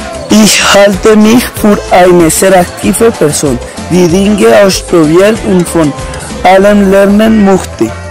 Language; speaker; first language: German; non-native, learner; Spanish